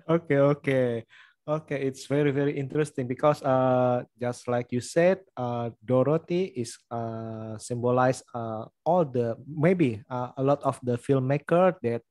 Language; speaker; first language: English; non-native, learner; Indonesian